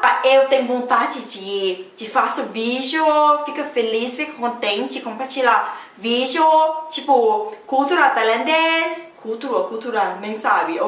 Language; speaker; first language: Portuguese; non-native, learner; Thai